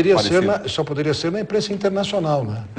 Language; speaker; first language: Portuguese; native; Portuguese